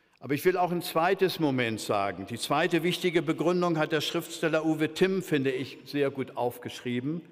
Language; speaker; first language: German; native; German